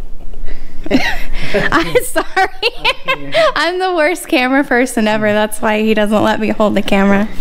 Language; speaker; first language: English; native; English